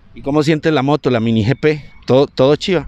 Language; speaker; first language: Spanish; native; Spanish